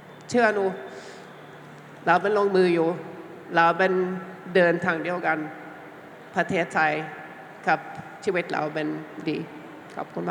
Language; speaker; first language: Thai; non-native, learner; Norwegian